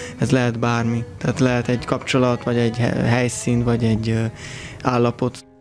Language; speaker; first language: Hungarian; native; Hungarian